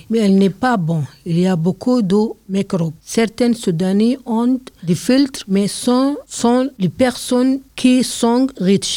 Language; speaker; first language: French; non-native, learner; Arabic